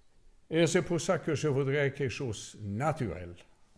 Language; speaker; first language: French; non-native, learner; Swedish